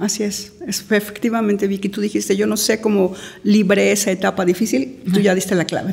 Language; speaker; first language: Spanish; native; Spanish